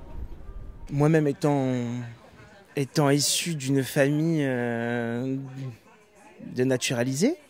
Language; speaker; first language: French; early bilingual, other home language; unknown